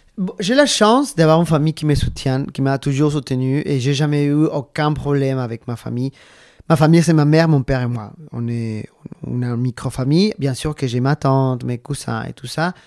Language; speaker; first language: French; non-native, fluent; Spanish